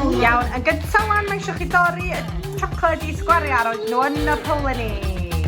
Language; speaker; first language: Welsh; native; Welsh